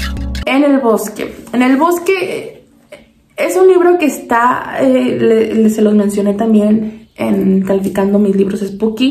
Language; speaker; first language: Spanish; native; Spanish